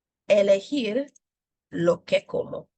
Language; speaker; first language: Spanish; non-native, fluent; English